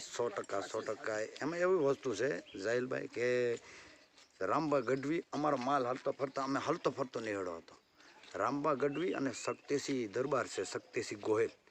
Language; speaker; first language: Gujarati; non-native, local second language; Kachhi